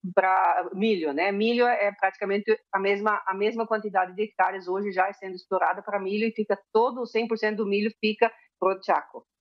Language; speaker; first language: Portuguese; early bilingual, heritage; Spanish